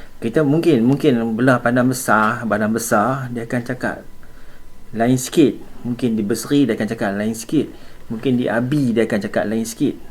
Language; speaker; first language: Malay; native; Malay